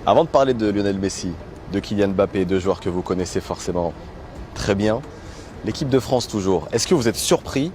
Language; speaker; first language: French; native; French